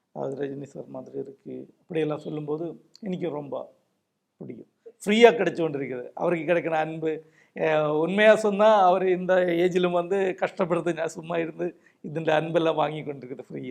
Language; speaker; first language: Tamil; non-native, local second language; Malayalam